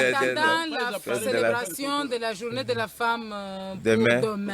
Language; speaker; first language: French; non-native, local second language; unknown